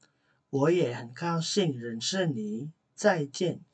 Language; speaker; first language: Chinese; non-native, fluent; Indonesian